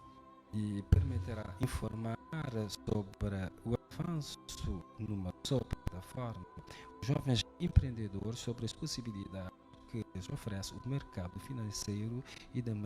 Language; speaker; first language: Portuguese; non-native, fluent; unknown